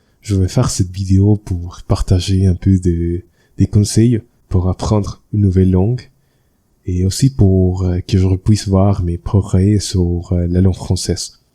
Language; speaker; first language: French; non-native, learner; Spanish